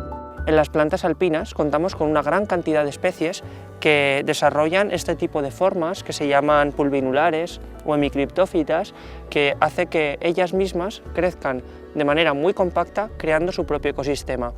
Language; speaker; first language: Spanish; native; Spanish